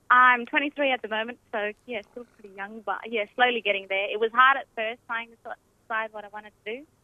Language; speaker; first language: English; native; English